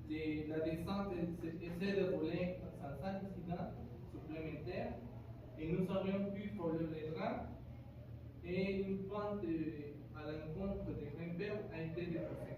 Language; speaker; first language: French; non-native, fluent; Spanish